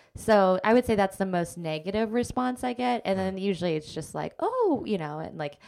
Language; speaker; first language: English; native; English